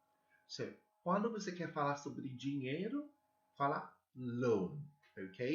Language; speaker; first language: Portuguese; non-native, learner; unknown